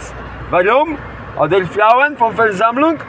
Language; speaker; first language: German; non-native, learner; Polish